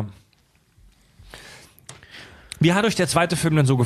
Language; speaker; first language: German; native; German